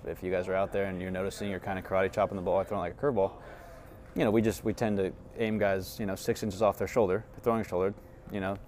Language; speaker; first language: English; native; English